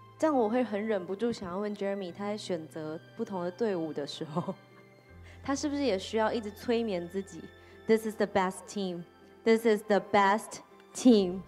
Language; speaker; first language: Chinese; early bilingual, heritage; English